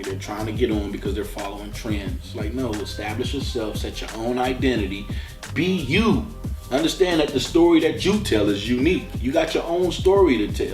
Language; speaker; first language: English; native; English